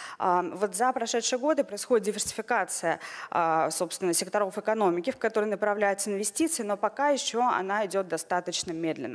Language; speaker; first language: Russian; native; Russian